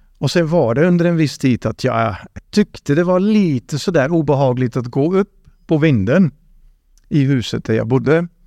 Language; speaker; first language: Swedish; non-native, fluent; Dutch